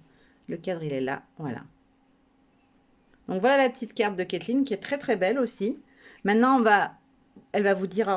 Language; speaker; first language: French; native; French